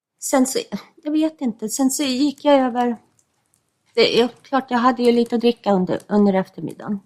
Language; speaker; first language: Swedish; non-native, fluent; English